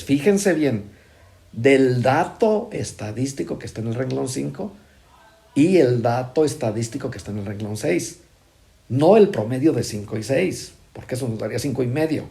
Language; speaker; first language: Spanish; native; Spanish